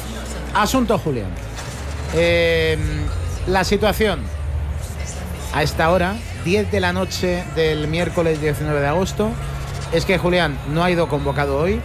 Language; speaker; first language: Spanish; native; Spanish